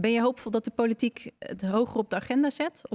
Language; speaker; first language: Dutch; native; Dutch